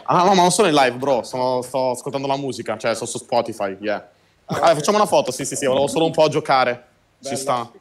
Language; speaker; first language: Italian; native; Italian